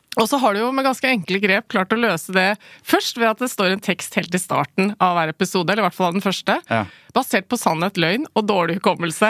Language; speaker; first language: Norwegian; early bilingual, other home language; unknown